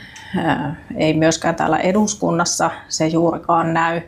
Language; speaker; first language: Finnish; native; Finnish